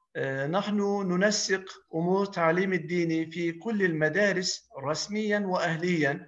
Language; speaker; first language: Arabic; non-native, fluent; Turkish